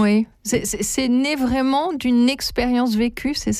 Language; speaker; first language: French; native; French